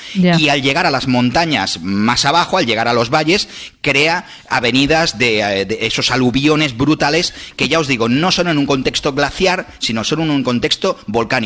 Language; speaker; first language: Spanish; native; Spanish